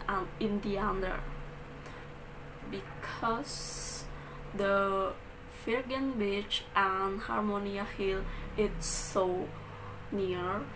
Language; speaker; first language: English; non-native, learner; Balinese